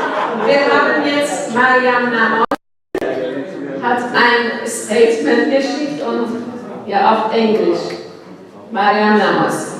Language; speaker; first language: German; non-native, learner; Persian